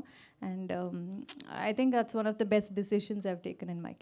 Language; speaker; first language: Telugu; non-native, local second language; Kannada